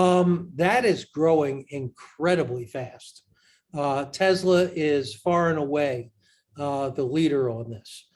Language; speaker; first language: English; native; English